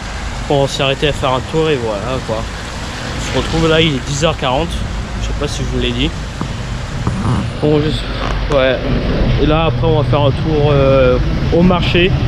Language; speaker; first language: French; native; French